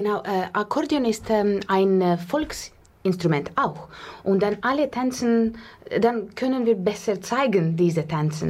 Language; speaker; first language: German; non-native, learner; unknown